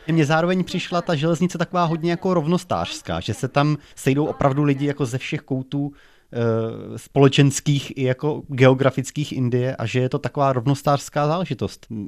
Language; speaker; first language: Czech; native; Czech